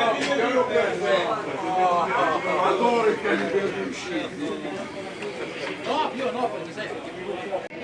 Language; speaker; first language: Italian; non-native, learner; Ukrainian